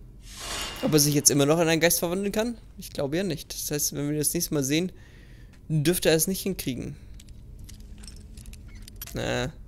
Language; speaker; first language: German; native; German